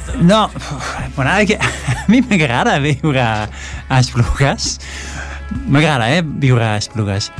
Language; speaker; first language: Catalan; non-native, fluent; Dutch